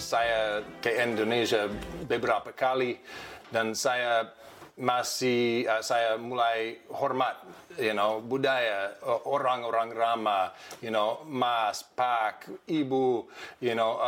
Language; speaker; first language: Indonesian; non-native, learner; English